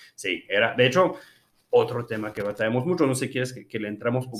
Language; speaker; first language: Spanish; non-native, fluent; French